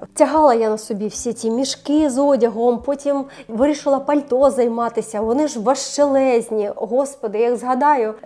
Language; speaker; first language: Ukrainian; non-native, local second language; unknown